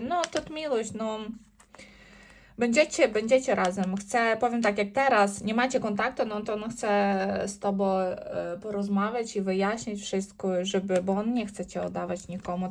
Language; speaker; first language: Polish; non-native, learner; Ukrainian